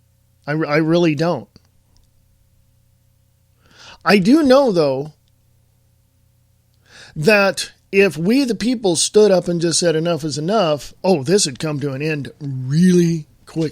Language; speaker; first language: English; native; English